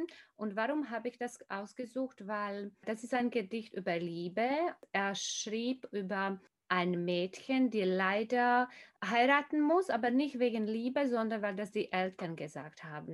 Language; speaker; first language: German; non-native, fluent; Slovak